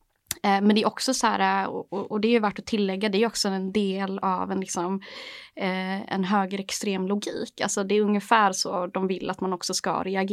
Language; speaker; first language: Swedish; native; Swedish